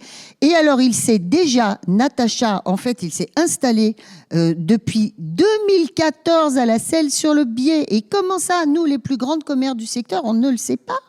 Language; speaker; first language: French; native; French